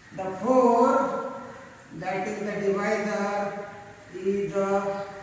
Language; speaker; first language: English; non-native, local second language; Marathi